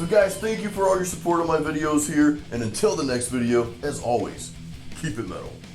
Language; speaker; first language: English; native; English